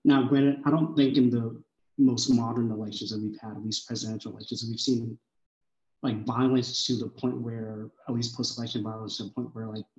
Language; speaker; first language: English; early bilingual, other home language; Swahili